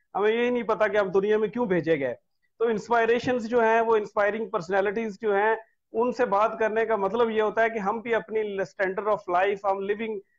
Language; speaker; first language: Urdu; non-native, local second language; Punjabi